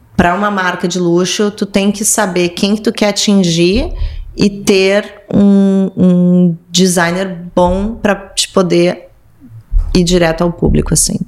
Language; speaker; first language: Portuguese; native; Portuguese